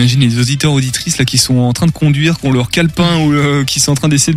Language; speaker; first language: French; native; French